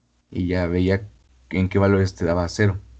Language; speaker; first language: Spanish; native; Spanish